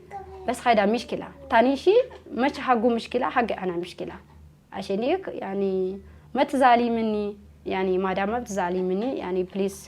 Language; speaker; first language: Arabic; non-native, learner; Amharic